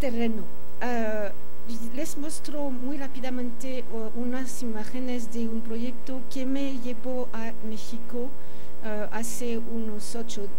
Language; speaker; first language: Spanish; non-native, fluent; French